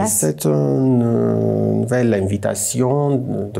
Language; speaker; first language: French; non-native, fluent; Armenian